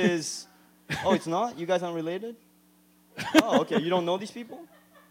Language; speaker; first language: English; non-native, local second language; Chinese